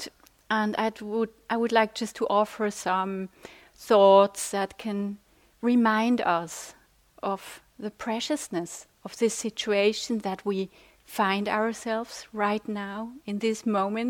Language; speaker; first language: English; non-native, fluent; Swiss German